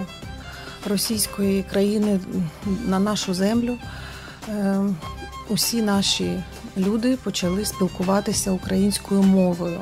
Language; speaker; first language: Ukrainian; non-native, local second language; Russian